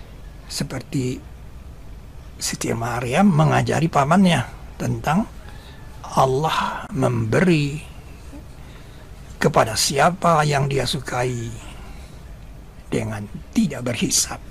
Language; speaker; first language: Indonesian; native; Indonesian